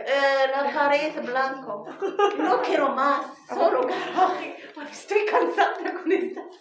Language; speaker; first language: Spanish; non-native, learner; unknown